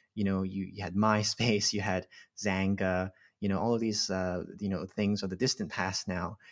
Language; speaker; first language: English; non-native, local second language; Cantonese